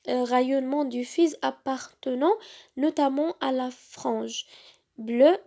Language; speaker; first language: French; non-native, local second language; Arabic